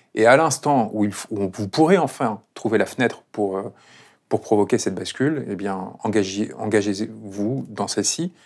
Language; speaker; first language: French; non-native, fluent; Spanish